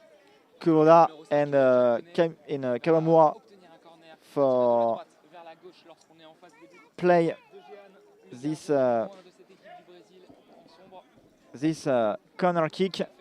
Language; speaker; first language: English; non-native, learner; French